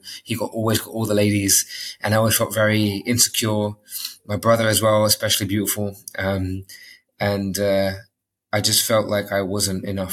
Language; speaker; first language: English; native; English